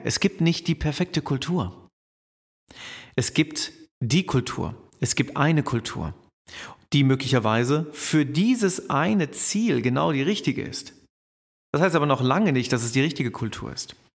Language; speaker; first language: German; native; German